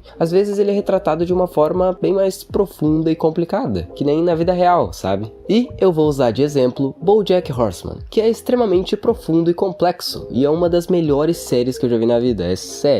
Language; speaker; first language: Portuguese; native; Portuguese